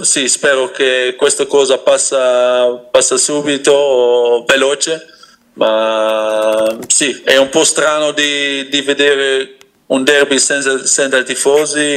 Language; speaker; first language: Italian; non-native, fluent; Dutch